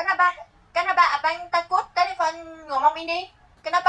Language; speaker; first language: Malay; non-native, learner; Vietnamese